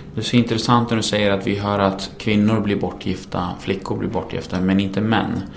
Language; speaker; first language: Swedish; early bilingual, other home language; Kurdish